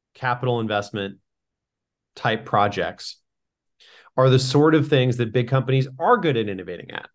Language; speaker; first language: English; native; English